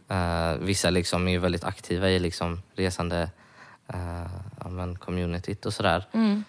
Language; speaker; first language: Swedish; native; Swedish